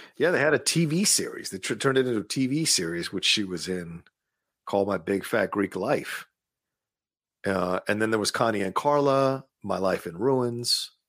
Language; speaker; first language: English; early bilingual, other home language; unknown